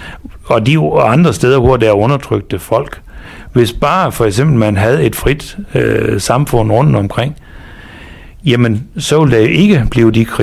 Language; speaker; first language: Danish; native; Danish